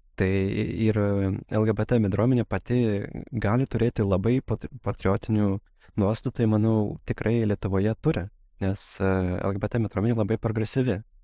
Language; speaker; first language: Lithuanian; non-native, fluent; Russian